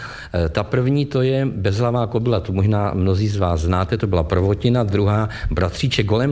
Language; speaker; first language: Czech; native; Czech